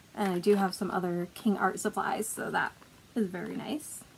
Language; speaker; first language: English; native; English